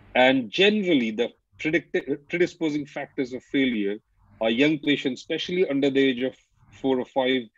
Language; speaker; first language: English; non-native, local second language; Hindi